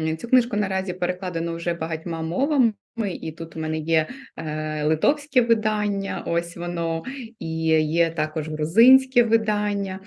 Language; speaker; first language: Ukrainian; non-native, local second language; Russian